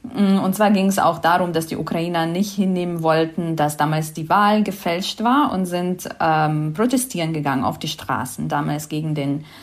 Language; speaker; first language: German; non-native, fluent; Ukrainian